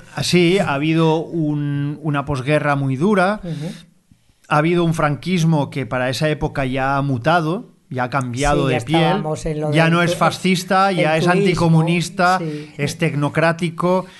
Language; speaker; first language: Spanish; native; Spanish